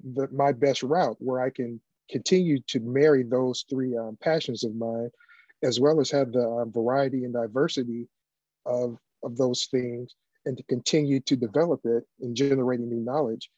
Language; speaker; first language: English; native; English